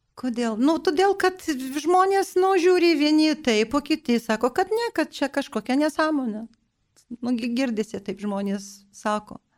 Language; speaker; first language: Lithuanian; non-native, local second language; Polish